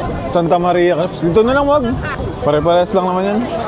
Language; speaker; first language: Filipino; native; Filipino